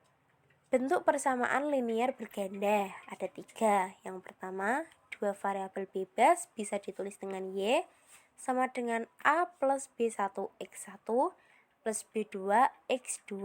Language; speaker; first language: Indonesian; native; Indonesian